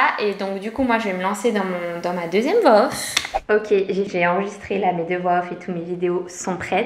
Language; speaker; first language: French; native; French